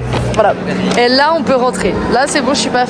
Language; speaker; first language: French; native; French